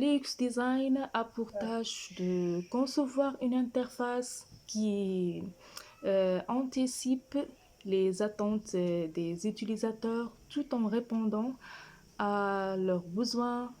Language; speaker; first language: French; non-native, fluent; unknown